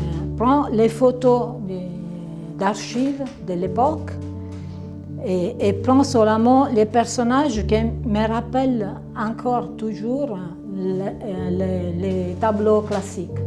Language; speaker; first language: French; non-native, fluent; Italian